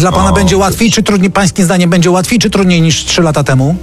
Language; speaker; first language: Polish; native; Polish